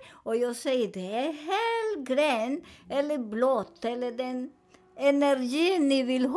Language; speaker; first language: Swedish; non-native, learner; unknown